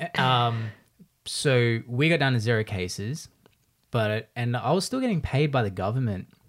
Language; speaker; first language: English; native; English